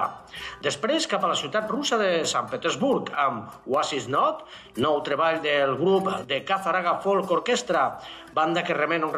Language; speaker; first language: Catalan; native; Catalan